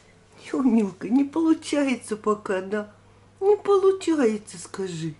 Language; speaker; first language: Russian; native; Russian